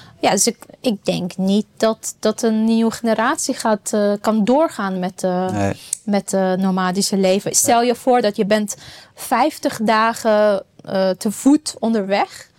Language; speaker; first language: Dutch; non-native, fluent; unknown